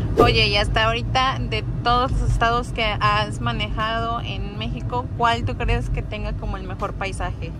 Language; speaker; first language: Spanish; native; Spanish